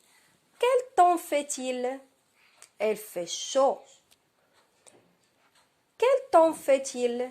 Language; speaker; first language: French; non-native, local second language; Arabic